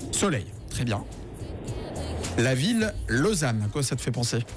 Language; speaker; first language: French; native; French